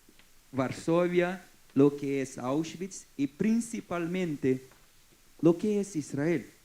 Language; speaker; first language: Spanish; non-native, fluent; Portuguese